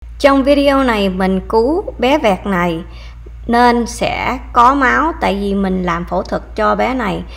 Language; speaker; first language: Vietnamese; early bilingual, heritage; Vietnamese